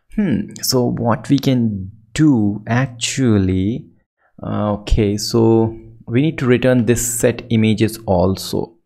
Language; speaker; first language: English; non-native, local second language; Hindi